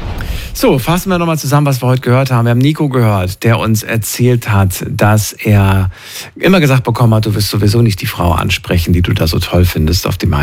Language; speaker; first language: German; native; German